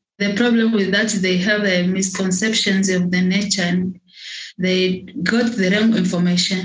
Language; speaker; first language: English; non-native, local second language; Swahili